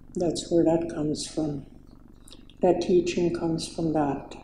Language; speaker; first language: English; native; English